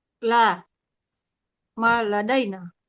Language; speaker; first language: Arabic; non-native, learner; Indonesian